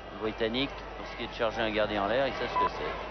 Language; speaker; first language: French; native; French